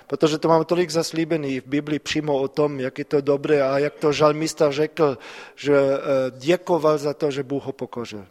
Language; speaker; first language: Czech; non-native, fluent; German